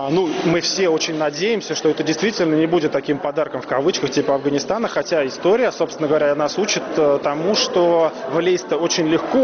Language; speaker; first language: Russian; native; Russian